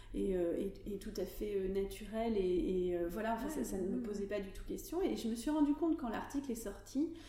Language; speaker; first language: French; native; French